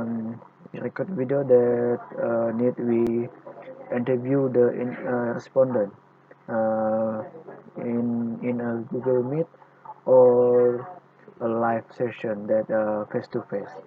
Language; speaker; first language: English; non-native, local second language; Malay